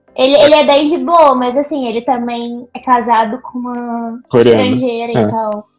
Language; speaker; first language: Portuguese; native; Portuguese